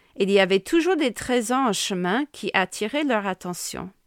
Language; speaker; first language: French; non-native, fluent; English